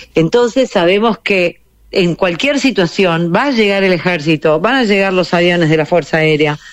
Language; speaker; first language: Spanish; native; Spanish